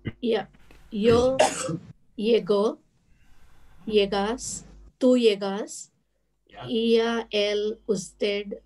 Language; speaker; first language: Spanish; non-native, learner; English